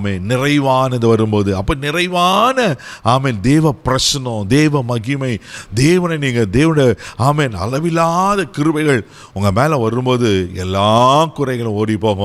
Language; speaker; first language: Tamil; native; Tamil